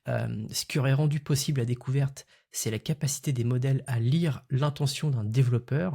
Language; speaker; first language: French; native; French